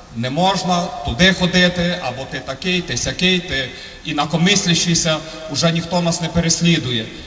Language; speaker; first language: Ukrainian; native; Ukrainian